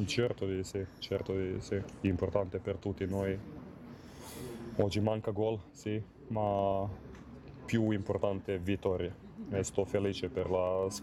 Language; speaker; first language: Italian; non-native, learner; Serbian